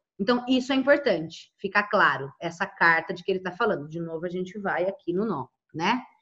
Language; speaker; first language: Portuguese; native; Portuguese